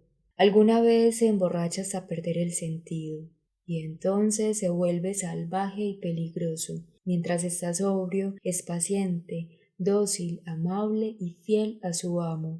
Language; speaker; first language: Spanish; native; Spanish